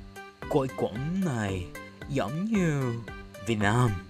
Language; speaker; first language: Vietnamese; non-native, learner; Japanese